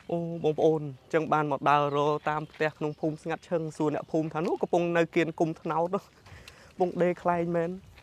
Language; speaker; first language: Khmer; native; Khmer